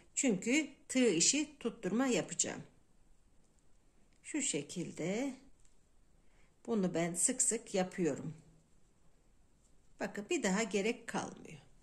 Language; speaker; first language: Turkish; native; Turkish